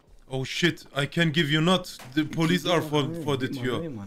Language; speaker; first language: English; non-native, learner; German